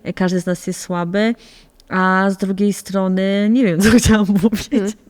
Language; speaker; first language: Polish; native; Polish